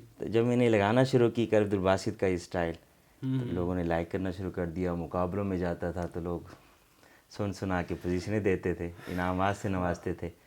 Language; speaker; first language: Urdu; non-native, local second language; Saraiki